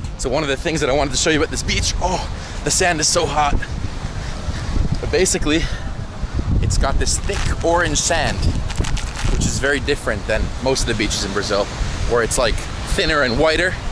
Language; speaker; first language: English; native; English